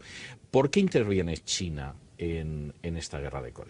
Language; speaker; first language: Spanish; native; Spanish